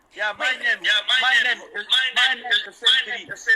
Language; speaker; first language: English; non-native, learner; Arabic